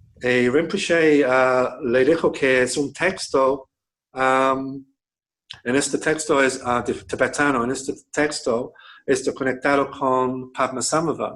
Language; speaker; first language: Spanish; non-native, fluent; English